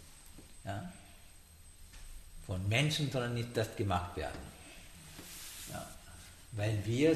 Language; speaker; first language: German; non-native, learner; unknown